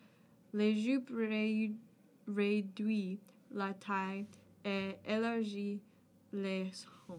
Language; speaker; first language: French; non-native, learner; English